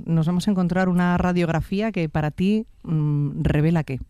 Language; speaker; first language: Spanish; native; Spanish